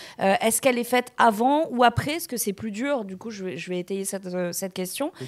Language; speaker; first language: French; native; French